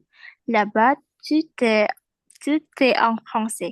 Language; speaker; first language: French; non-native, learner; Indonesian